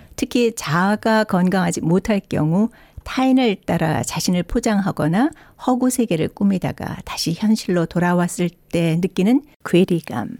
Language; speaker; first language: Korean; native; Korean